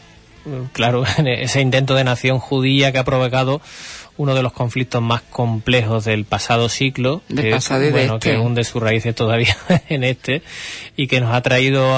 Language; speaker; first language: Spanish; native; Spanish